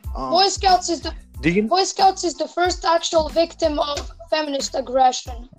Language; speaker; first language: English; non-native, fluent; Serbian